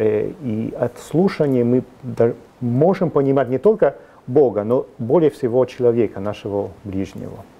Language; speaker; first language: Russian; non-native, fluent; Italian